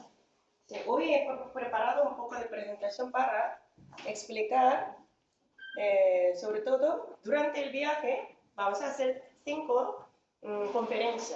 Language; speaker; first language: Spanish; non-native, fluent; Korean